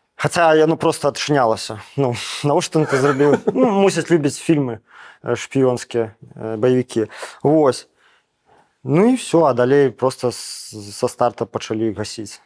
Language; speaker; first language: Belarusian; non-native, local second language; Russian